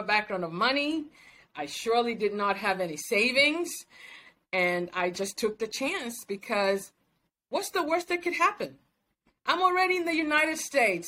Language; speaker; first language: English; non-native, local second language; Swahili